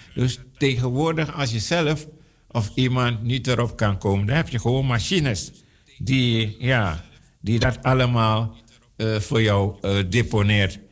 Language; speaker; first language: Dutch; non-native, local second language; Sranan Tongo